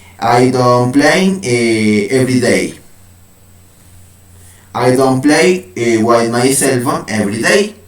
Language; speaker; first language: English; non-native, learner; Spanish